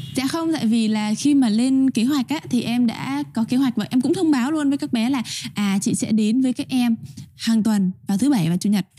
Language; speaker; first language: Vietnamese; native; Vietnamese